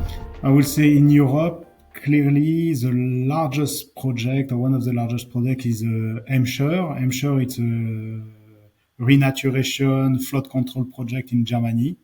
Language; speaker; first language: English; non-native, fluent; French